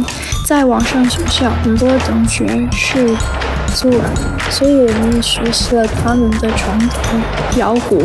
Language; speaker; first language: Chinese; non-native, learner; English